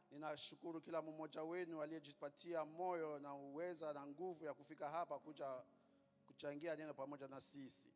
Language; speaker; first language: Swahili; non-native, local second language; Lingala